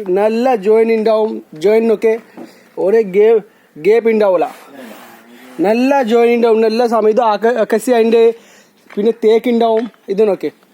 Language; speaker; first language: Malayalam; non-native, learner; Bangla